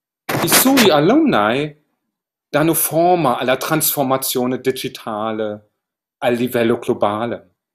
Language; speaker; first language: Italian; non-native, learner; German